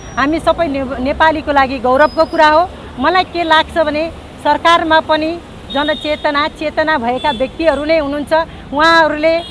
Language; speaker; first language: Nepali; native; Nepali